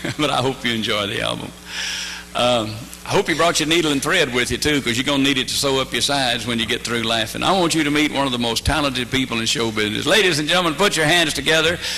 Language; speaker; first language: English; native; English